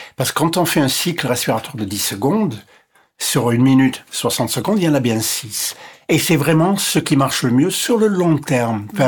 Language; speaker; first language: French; non-native, local second language; English